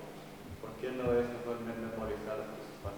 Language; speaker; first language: Spanish; non-native, fluent; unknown